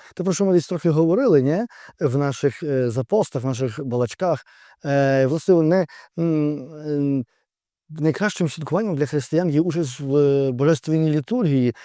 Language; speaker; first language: Ukrainian; native; Ukrainian